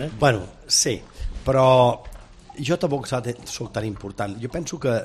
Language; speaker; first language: Catalan; native; Catalan